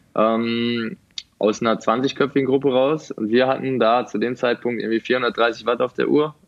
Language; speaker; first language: German; native; German